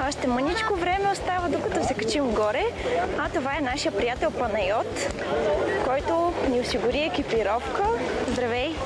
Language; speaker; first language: Bulgarian; native; Bulgarian